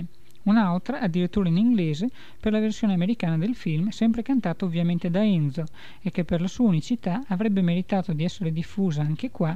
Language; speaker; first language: Italian; native; Italian